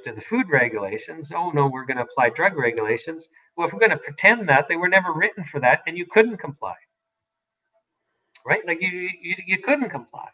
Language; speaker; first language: English; native; English